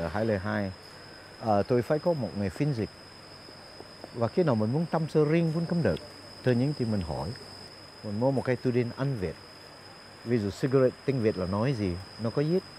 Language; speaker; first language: Vietnamese; non-native, fluent; Malay